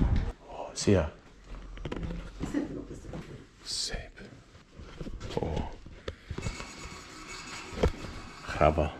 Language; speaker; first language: Hungarian; non-native, learner; English